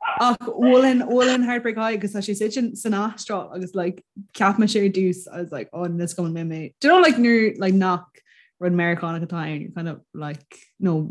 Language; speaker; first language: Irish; non-native, local second language; English